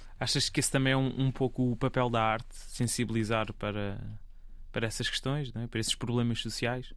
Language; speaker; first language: Portuguese; native; Portuguese